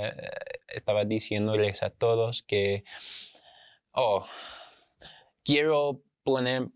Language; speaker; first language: Spanish; non-native, fluent; English